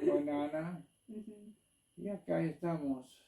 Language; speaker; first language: Spanish; non-native, local second language; German